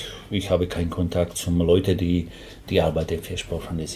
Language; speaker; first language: German; non-native, fluent; Slovak